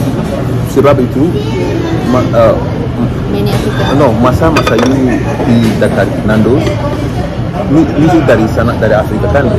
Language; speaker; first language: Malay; non-native, learner; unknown